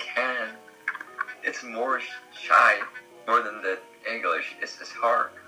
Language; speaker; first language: English; non-native, learner; Korean